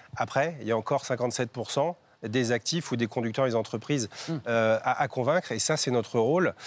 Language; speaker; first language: French; native; French